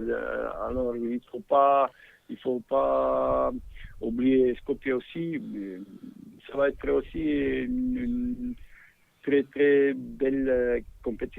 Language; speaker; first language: French; non-native, fluent; Bosnian